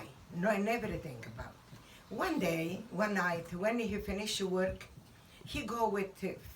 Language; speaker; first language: English; non-native, learner; Italian